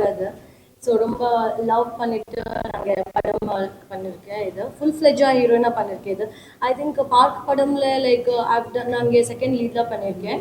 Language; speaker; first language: Tamil; non-native, learner; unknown